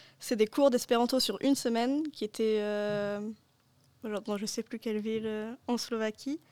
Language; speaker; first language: French; native; French